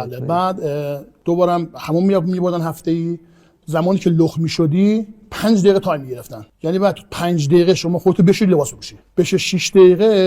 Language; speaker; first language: Persian; native; Persian